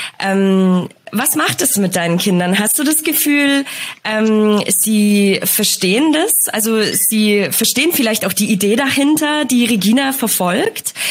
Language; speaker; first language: German; early bilingual, other home language; Polish